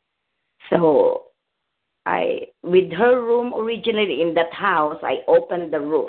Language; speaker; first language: English; non-native, local second language; Filipino